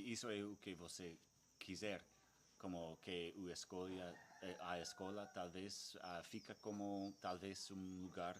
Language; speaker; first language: Portuguese; non-native, learner; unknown